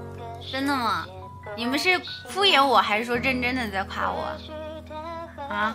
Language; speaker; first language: Chinese; native; Chinese